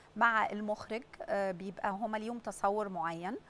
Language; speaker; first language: Arabic; native; Arabic